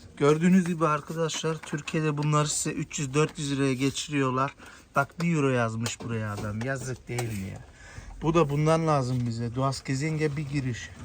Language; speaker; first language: Turkish; early bilingual, heritage; Turkish